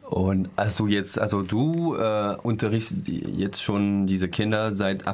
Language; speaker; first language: German; non-native, learner; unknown